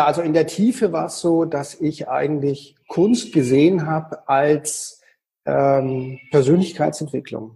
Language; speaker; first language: German; native; German